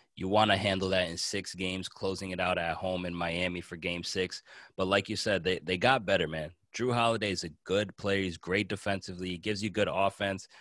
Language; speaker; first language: English; native; English